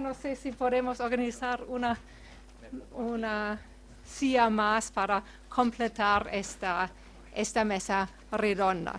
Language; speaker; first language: Spanish; non-native, fluent; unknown